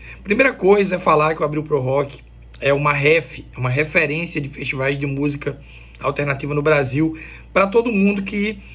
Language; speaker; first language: Portuguese; native; Portuguese